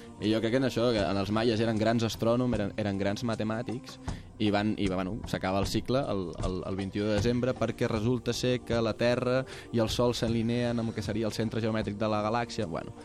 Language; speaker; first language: Catalan; non-native, local second language; Spanish